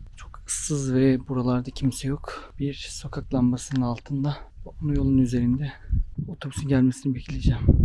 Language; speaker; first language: Turkish; non-native, local second language; Kurdish